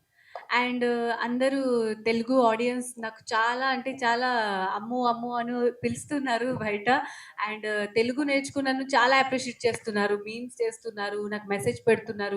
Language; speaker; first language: Telugu; non-native, local second language; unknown